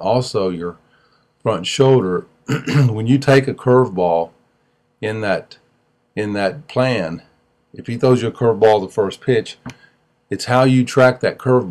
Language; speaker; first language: English; native; English